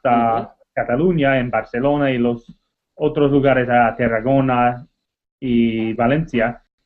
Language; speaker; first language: Spanish; non-native, learner; English